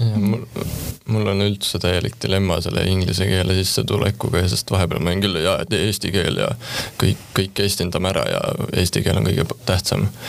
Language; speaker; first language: Estonian; native; Estonian